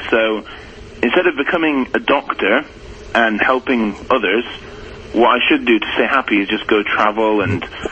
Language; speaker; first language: English; early bilingual, other home language; Persian